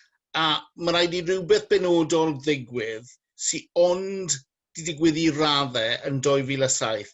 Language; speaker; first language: Welsh; native; Welsh